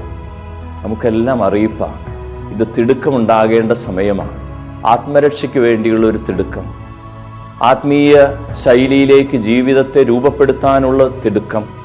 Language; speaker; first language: Malayalam; native; Malayalam